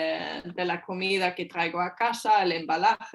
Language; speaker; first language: Spanish; non-native, fluent; German